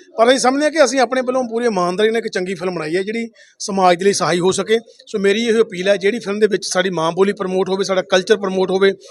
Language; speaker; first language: Punjabi; native; Punjabi